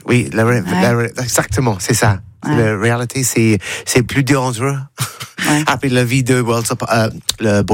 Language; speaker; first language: French; non-native, learner; English